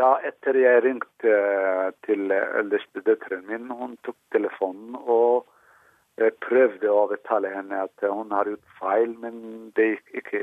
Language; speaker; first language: Norwegian; non-native, fluent; Somali